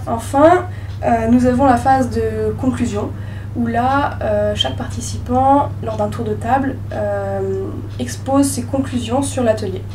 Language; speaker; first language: French; native; French